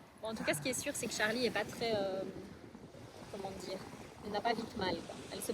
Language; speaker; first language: French; native; French